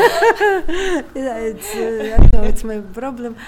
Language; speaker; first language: English; non-native, learner; Russian